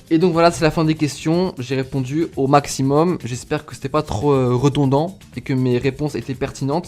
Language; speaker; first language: French; native; French